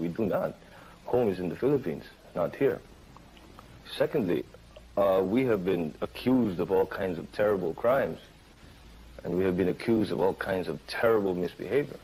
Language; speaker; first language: English; non-native, fluent; Filipino